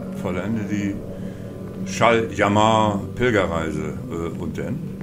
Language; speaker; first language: German; native; German